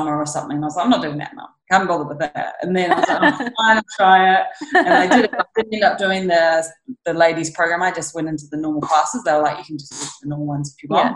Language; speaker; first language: English; native; English